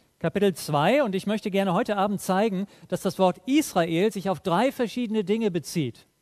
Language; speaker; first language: German; native; German